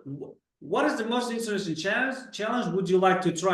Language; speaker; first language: English; non-native, fluent; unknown